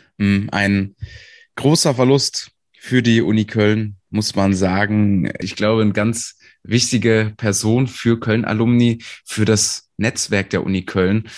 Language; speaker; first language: German; native; German